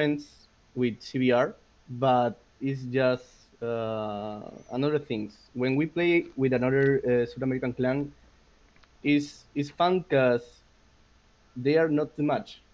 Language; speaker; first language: English; non-native, learner; Spanish